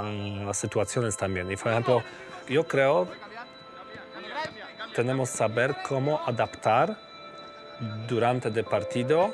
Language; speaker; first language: Spanish; non-native, learner; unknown